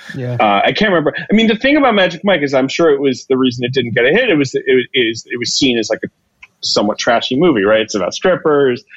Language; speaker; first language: English; native; English